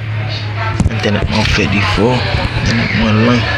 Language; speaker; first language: French; non-native, learner; Haitian Creole